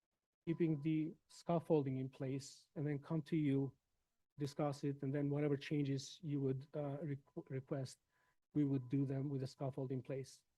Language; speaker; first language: English; non-native, fluent; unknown